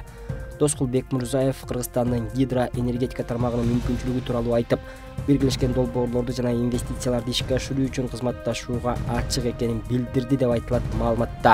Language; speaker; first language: Kyrgyz; native; Kyrgyz